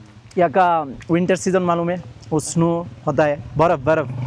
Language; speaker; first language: Hindi; non-native, learner; Bangla